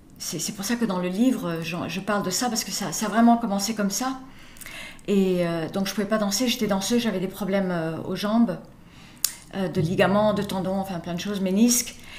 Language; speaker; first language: French; early bilingual, other home language; English